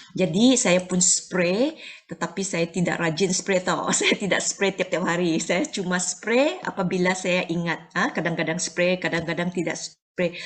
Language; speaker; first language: Malay; non-native, local second language; Chinese